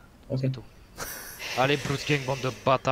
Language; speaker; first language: French; native; French